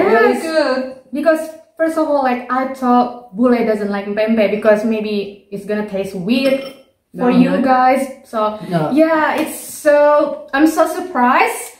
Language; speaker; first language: English; non-native, learner; Indonesian